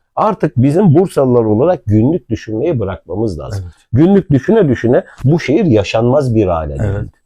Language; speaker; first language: Turkish; native; Turkish